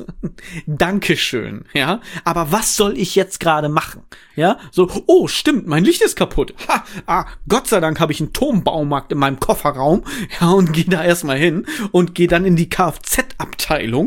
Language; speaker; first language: German; native; German